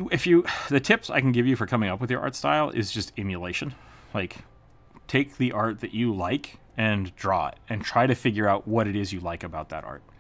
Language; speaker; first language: English; native; English